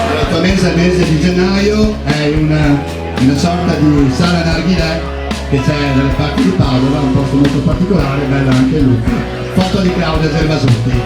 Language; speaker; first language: Italian; native; Italian